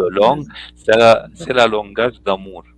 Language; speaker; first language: French; non-native, fluent; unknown